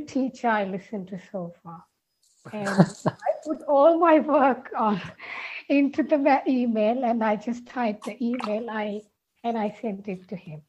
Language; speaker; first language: English; non-native, local second language; Sinhala